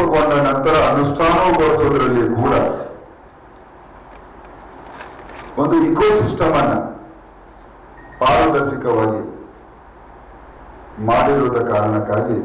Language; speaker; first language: Kannada; native; Kannada